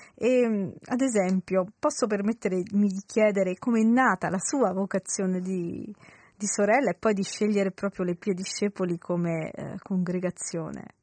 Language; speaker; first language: Italian; native; Italian